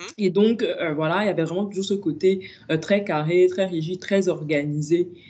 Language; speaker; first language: French; native; French